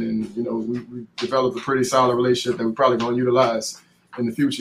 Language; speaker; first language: English; native; English